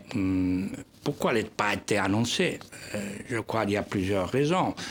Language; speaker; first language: French; non-native, fluent; Spanish